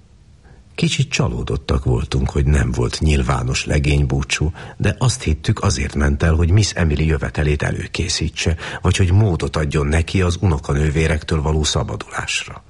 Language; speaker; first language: Hungarian; native; Hungarian